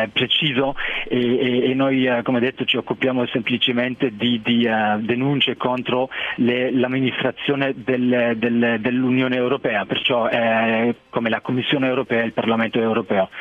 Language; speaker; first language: Italian; early bilingual, other home language; German